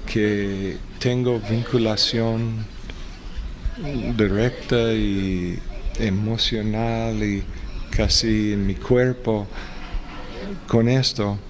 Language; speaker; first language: Spanish; non-native, fluent; English